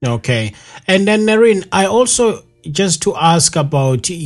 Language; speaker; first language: English; non-native, local second language; Zulu